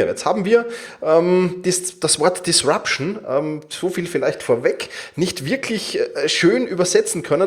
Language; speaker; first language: German; native; German